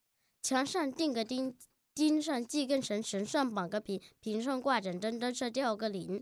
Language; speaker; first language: Chinese; early bilingual, heritage; Chinese